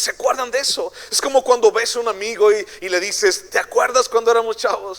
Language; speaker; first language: Spanish; native; Spanish